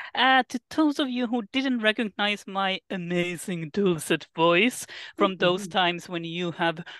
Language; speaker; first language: English; non-native, fluent; Finnish